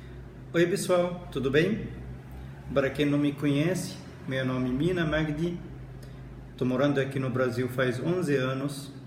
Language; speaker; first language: Portuguese; non-native, fluent; Arabic